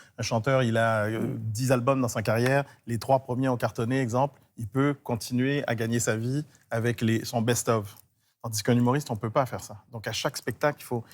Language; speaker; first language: French; early bilingual, other home language; Haitian Creole